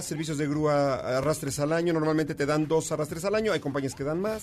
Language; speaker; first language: Spanish; native; Spanish